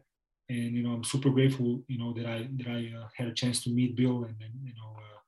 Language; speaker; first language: English; non-native, fluent; Serbian